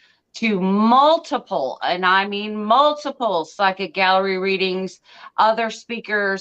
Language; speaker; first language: English; native; English